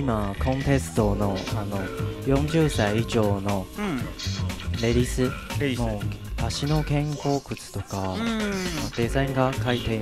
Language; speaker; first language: Japanese; non-native, fluent; Chinese